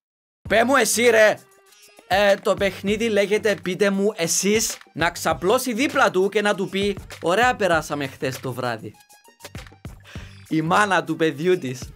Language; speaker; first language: Greek; native; Greek